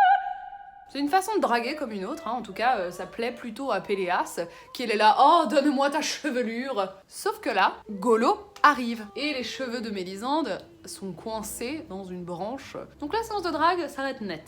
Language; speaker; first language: French; native; French